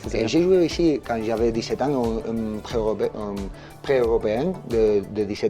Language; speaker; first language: French; non-native, learner; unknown